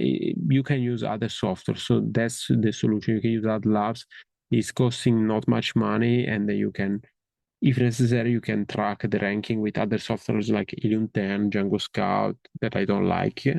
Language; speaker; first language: English; non-native, fluent; Italian